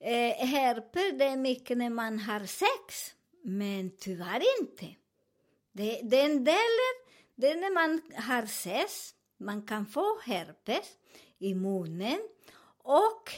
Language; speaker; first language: Swedish; non-native, learner; Spanish